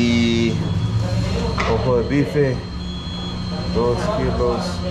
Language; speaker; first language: Spanish; non-native, learner; English